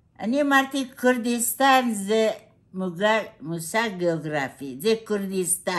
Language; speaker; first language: Hebrew; non-native, fluent; Aramaic